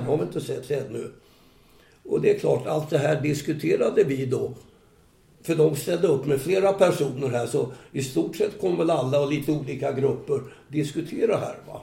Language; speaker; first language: Swedish; native; Swedish